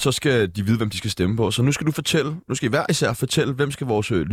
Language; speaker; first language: Danish; native; Danish